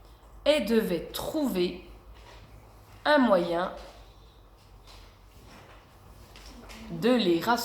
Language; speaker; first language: French; native; French